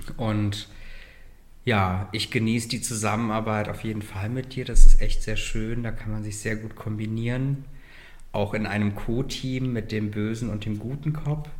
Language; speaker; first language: German; native; German